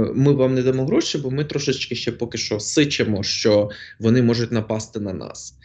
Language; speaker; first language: Ukrainian; non-native, local second language; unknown